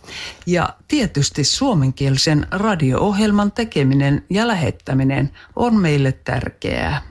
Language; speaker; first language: Finnish; native; Finnish